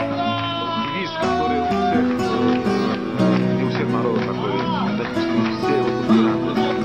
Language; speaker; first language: Russian; non-native, local second language; Tajik